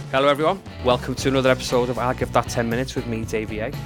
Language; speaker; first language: English; native; English